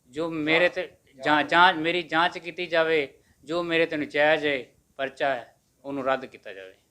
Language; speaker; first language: Punjabi; native; Punjabi